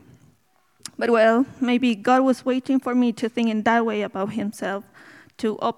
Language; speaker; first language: English; non-native, fluent; Spanish